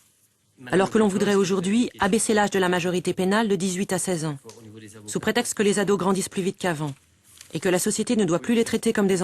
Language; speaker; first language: French; native; French